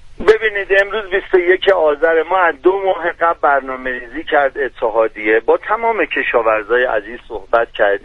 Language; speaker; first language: Persian; native; Persian